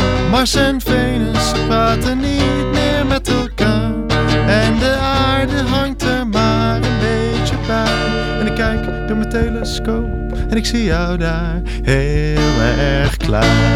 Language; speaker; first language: Dutch; native; Dutch